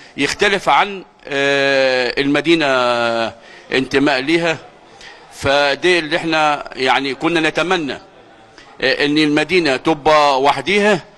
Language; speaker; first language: Egyptian Arabic; native; Egyptian Arabic